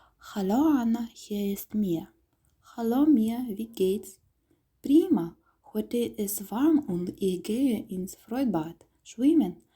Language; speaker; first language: German; non-native, fluent; Ukrainian